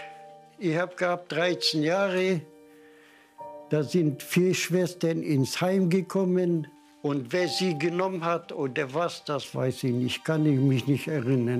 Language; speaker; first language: German; non-native, fluent; Polish